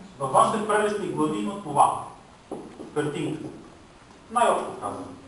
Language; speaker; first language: Bulgarian; non-native, local second language; Romanian